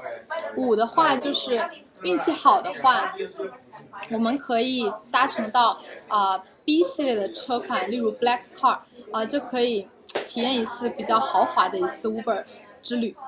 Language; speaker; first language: Chinese; native; Chinese